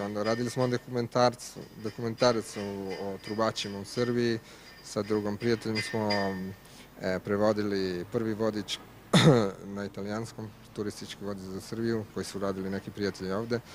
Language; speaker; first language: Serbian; non-native, learner; Italian